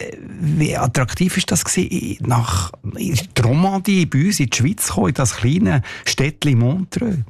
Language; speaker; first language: German; native; German